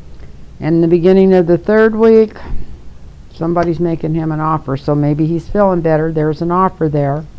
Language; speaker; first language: English; native; English